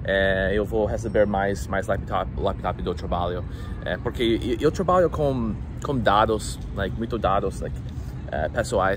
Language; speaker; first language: Portuguese; non-native, fluent; English